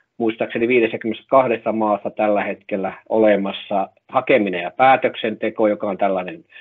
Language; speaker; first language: Finnish; native; Finnish